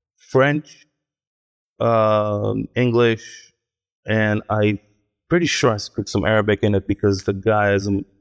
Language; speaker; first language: English; early bilingual, heritage; Hebrew